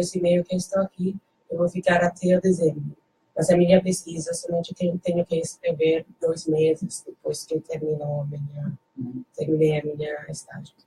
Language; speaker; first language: Portuguese; non-native, learner; Dutch